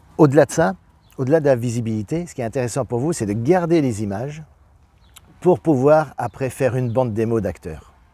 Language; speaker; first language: French; native; French